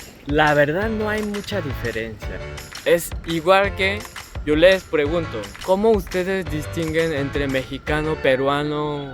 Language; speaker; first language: Spanish; non-native, learner; Korean